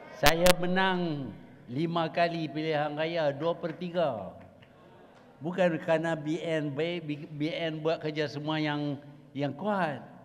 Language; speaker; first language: Malay; native; Malay